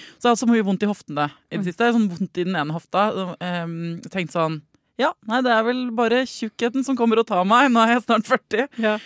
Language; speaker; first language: Norwegian; native; Norwegian